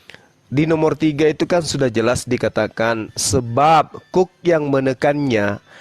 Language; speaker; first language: Indonesian; native; Indonesian